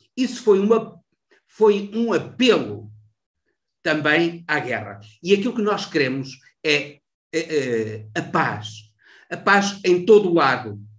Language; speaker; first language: Portuguese; native; Portuguese